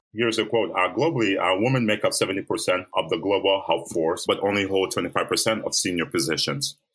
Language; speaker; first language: English; early bilingual, other home language; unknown